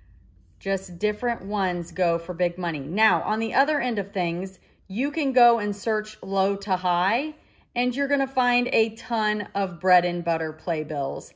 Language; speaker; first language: English; native; English